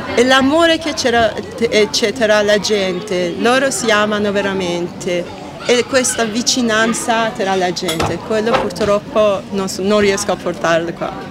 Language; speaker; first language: Italian; non-native, fluent; Persian